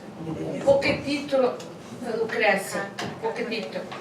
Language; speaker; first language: Spanish; non-native, fluent; Portuguese